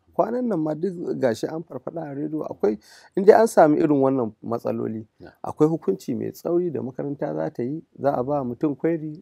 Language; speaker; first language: Hausa; native; Hausa